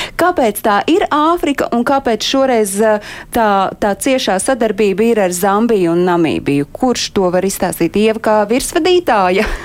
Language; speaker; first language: Latvian; native; Latvian